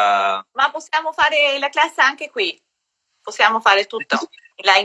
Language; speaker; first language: Italian; non-native, learner; Albanian